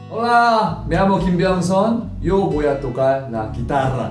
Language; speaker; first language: Spanish; non-native, fluent; Korean